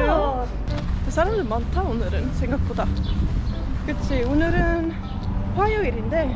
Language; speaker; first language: Korean; non-native, learner; Estonian